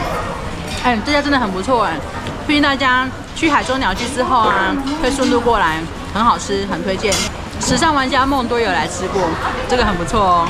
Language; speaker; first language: Chinese; native; Chinese